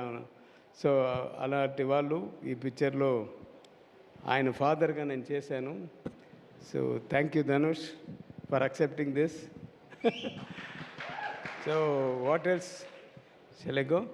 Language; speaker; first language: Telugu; non-native, learner; Tamil